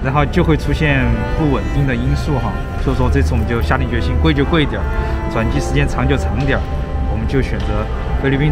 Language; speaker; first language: Chinese; native; Chinese